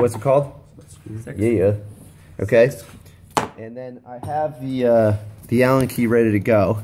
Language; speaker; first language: English; native; English